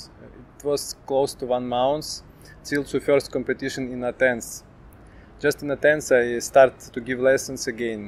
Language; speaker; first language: English; non-native, learner; Ukrainian